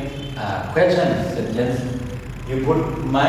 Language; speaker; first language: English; non-native, learner; Thai